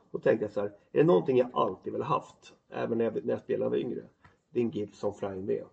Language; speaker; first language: Swedish; native; Swedish